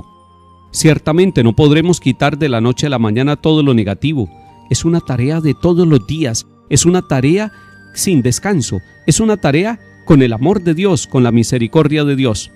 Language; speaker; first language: Spanish; native; Spanish